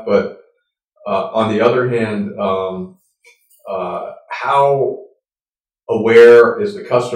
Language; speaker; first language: English; native; English